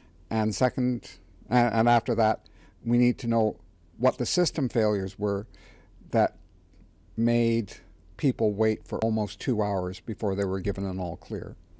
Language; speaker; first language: English; native; English